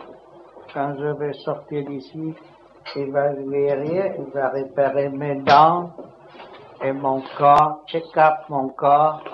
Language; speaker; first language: French; non-native, learner; Vietnamese